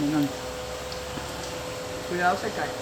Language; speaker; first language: Spanish; native; Spanish